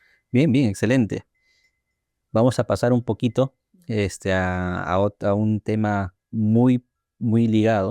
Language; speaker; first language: Spanish; native; Spanish